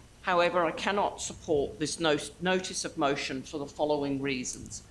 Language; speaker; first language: English; native; English